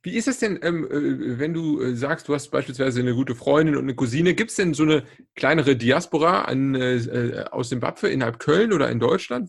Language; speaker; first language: German; native; German